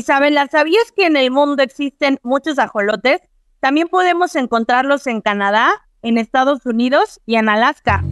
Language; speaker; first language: Spanish; native; Spanish